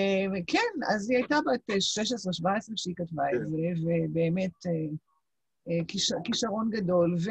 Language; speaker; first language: Hebrew; non-native, local second language; Yiddish